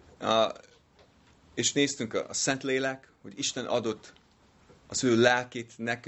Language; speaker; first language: Hungarian; non-native, learner; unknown